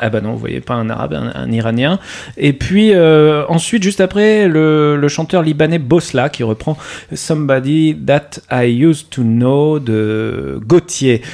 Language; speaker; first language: French; native; French